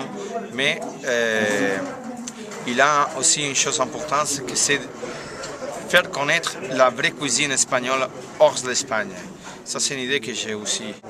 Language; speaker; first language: French; non-native, learner; Spanish